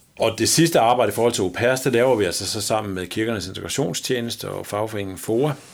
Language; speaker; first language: Danish; native; Danish